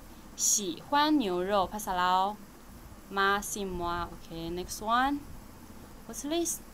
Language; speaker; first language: English; non-native, learner; Chinese